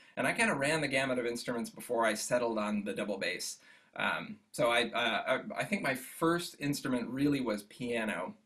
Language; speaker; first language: English; native; English